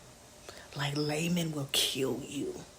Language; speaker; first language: English; native; English